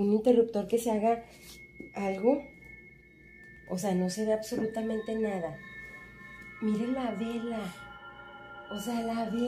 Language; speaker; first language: Spanish; native; Spanish